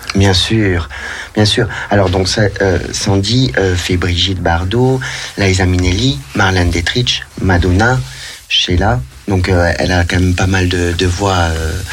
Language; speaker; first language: French; native; French